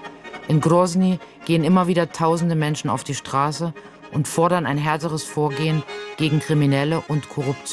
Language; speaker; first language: German; native; German